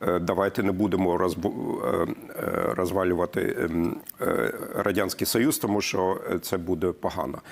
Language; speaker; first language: Ukrainian; non-native, fluent; German